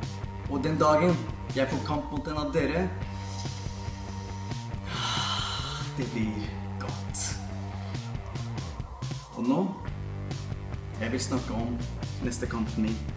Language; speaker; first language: Norwegian; non-native, fluent; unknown